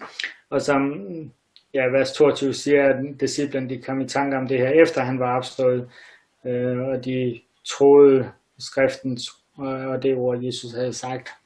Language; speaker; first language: Danish; native; Danish